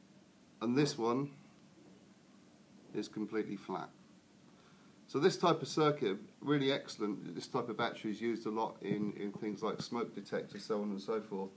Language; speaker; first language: English; native; English